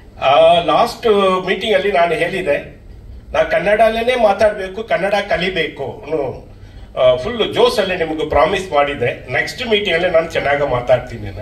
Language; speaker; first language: Kannada; non-native, learner; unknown